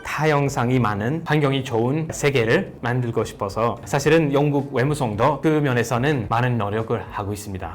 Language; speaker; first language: Korean; non-native, fluent; English